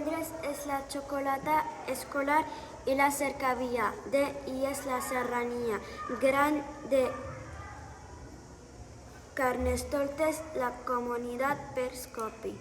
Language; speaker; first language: Catalan; non-native, local second language; Spanish